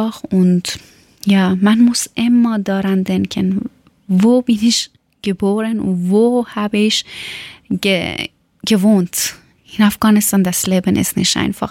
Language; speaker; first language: German; non-native, learner; Persian